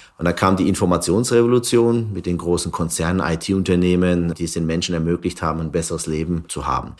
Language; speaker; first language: German; early bilingual, other home language; Turkish